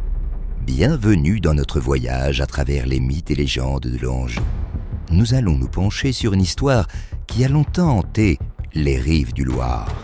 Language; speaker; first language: French; native; French